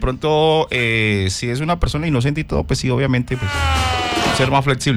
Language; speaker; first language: Spanish; native; Spanish